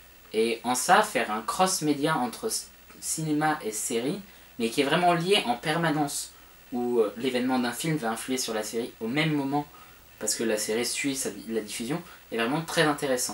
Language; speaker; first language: French; native; French